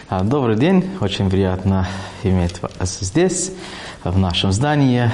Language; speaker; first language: Russian; non-native, fluent; Lithuanian